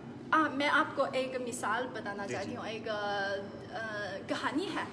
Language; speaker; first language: Hindi; non-native, fluent; Chinese